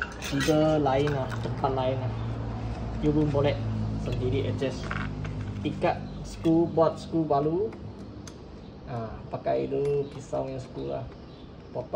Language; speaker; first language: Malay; non-native, local second language; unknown